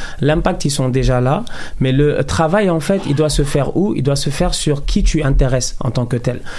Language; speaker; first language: French; non-native, local second language; Wolof